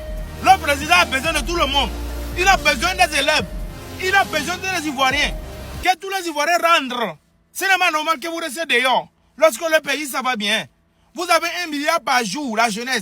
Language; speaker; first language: French; native; French